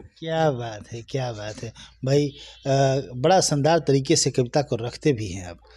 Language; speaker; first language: Hindi; native; Hindi